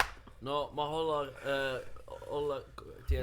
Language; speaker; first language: Finnish; non-native, learner; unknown